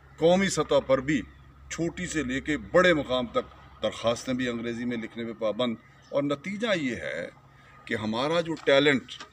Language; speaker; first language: Urdu; non-native, local second language; Pahari-Potwari